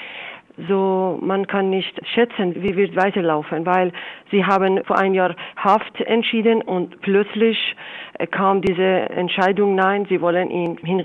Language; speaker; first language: German; non-native, fluent; Persian